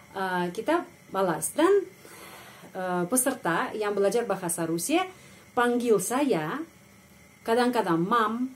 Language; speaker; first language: Indonesian; non-native, fluent; Russian